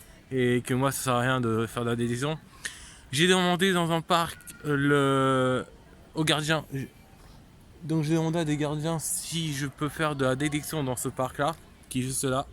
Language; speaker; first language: French; native; French